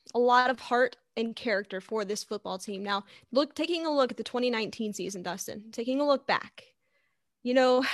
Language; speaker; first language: English; native; English